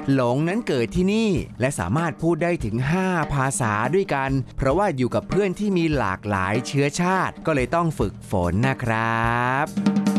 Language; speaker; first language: Thai; native; Thai